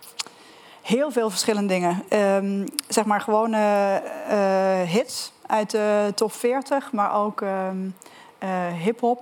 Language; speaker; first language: Dutch; native; Dutch